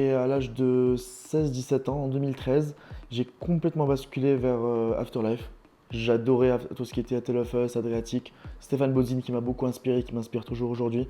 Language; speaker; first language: French; non-native, local second language; Arabic